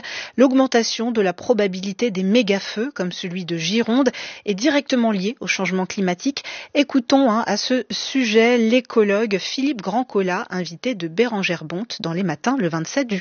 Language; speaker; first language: French; native; French